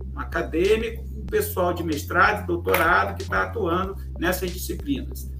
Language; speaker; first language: Portuguese; native; Portuguese